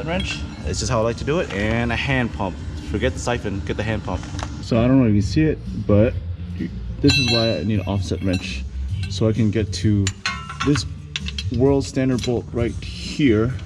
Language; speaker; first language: English; native; English